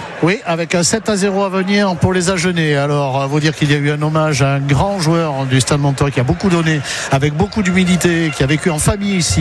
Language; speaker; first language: French; native; French